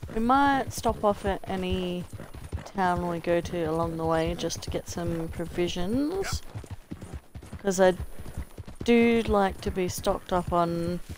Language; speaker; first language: English; native; English